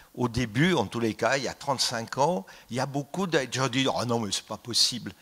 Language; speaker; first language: French; native; French